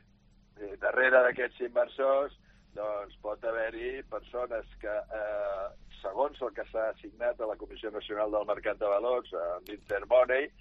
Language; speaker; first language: Catalan; native; Catalan